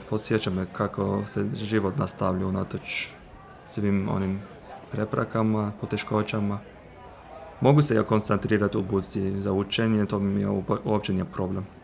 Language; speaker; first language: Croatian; non-native, fluent; Turkish